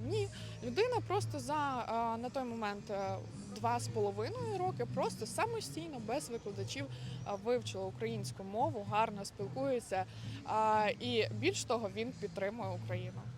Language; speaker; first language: Ukrainian; non-native, local second language; Russian